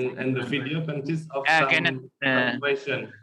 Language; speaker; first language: English; non-native, learner; Indonesian